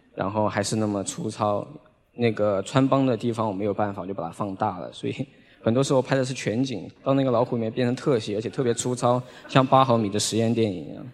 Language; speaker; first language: Chinese; native; Chinese